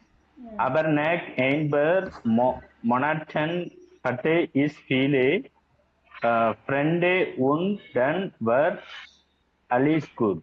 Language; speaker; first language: German; non-native, learner; Tamil